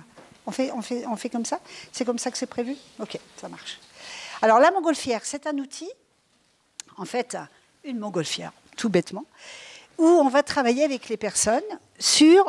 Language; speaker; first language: French; native; French